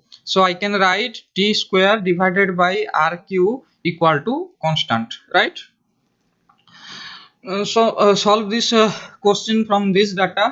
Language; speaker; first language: English; non-native, local second language; Hindi